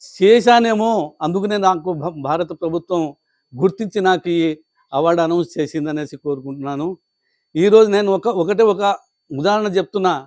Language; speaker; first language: Telugu; non-native, local second language; Lambadi